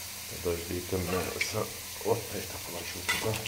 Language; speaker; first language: Russian; non-native, learner; Turkish